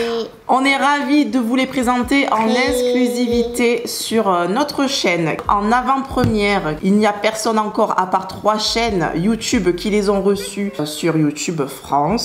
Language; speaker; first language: French; native; French